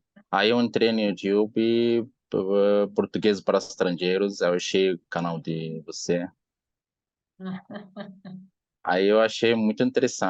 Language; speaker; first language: Portuguese; non-native, learner; Arabic